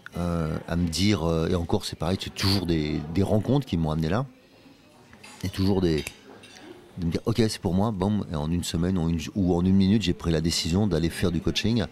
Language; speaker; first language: French; native; French